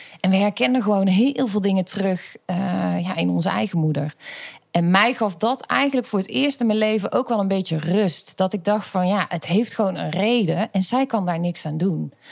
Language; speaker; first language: Dutch; native; Dutch